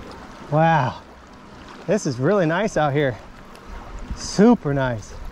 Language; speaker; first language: English; native; English